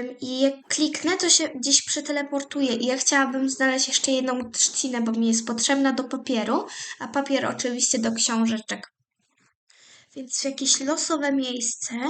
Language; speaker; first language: Polish; native; Polish